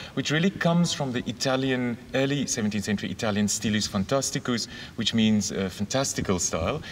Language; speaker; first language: English; non-native, local second language; Afrikaans